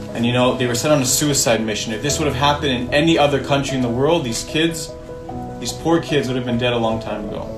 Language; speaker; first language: English; native; English